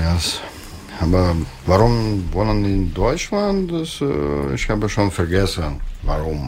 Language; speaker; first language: German; non-native, learner; Russian